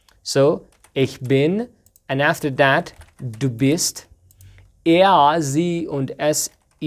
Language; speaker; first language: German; non-native, fluent; Persian